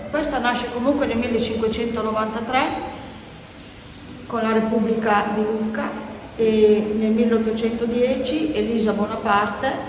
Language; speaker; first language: Italian; native; Italian